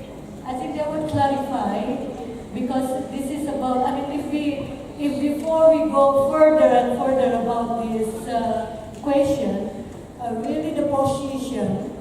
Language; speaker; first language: English; non-native, fluent; Indonesian